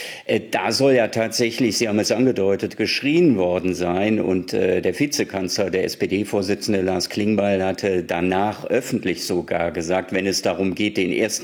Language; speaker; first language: German; native; German